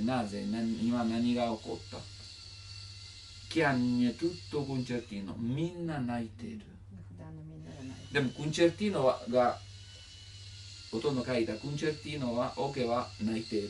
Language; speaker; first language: Japanese; non-native, learner; Italian